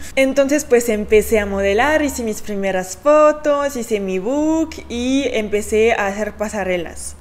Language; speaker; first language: Spanish; non-native, fluent; French